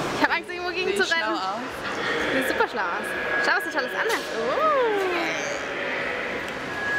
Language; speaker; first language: German; native; German